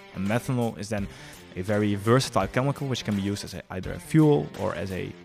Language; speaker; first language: English; non-native, fluent; Dutch